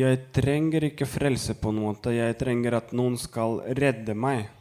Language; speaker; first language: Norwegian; non-native, fluent; Lithuanian